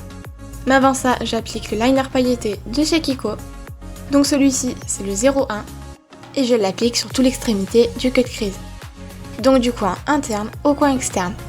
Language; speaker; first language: French; native; French